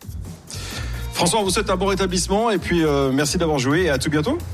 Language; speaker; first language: French; native; French